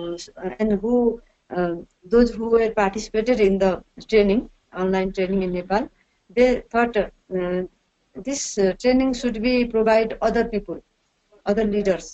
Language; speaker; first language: English; non-native, learner; Nepali